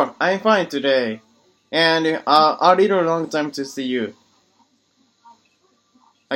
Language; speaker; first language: English; non-native, learner; Japanese